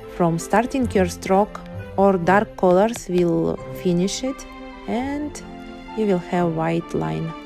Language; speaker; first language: English; non-native, learner; Ukrainian